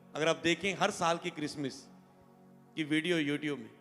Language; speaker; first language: Hindi; non-native, local second language; Punjabi